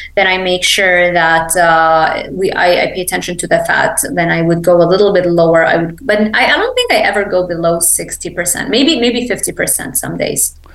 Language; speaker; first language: English; non-native, fluent; Arabic